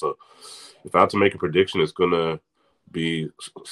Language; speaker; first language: English; native; English